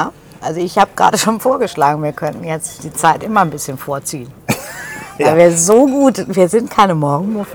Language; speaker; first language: German; native; German